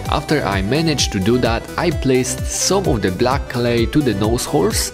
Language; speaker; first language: English; non-native, fluent; Polish